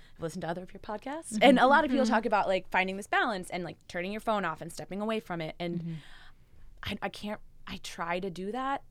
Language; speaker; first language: English; native; English